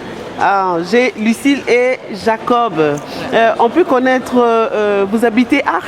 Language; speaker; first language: French; non-native, local second language; Lingala